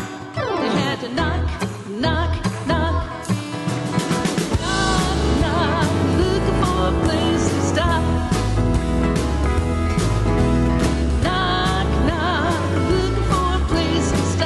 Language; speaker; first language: English; native; English